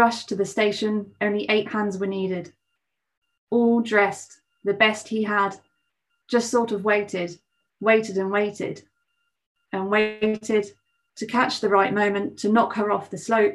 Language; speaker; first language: English; native; English